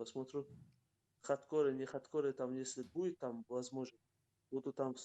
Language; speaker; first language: Russian; non-native, local second language; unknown